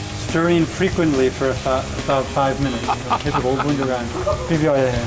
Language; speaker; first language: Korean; non-native, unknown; English